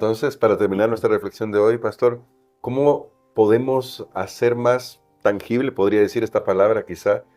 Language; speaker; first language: Spanish; native; Spanish